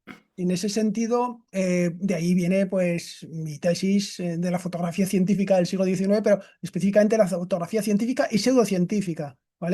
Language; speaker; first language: Spanish; native; Spanish